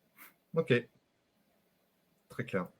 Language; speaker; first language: French; native; French